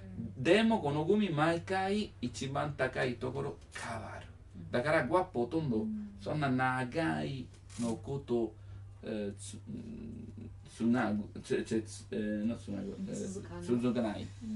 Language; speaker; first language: Japanese; non-native, learner; Italian